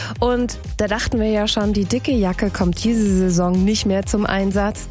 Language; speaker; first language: German; native; German